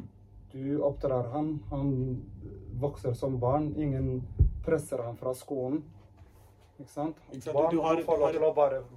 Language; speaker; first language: Norwegian; early bilingual, other home language; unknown